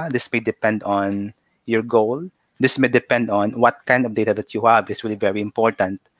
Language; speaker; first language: English; non-native, local second language; Cebuano